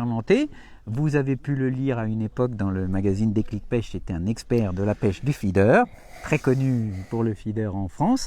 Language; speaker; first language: French; native; French